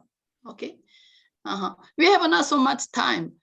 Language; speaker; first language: English; non-native, learner; Korean